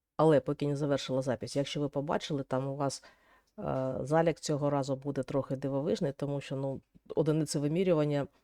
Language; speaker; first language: Ukrainian; non-native, local second language; Russian